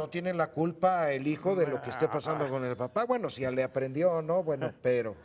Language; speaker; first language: Spanish; native; Spanish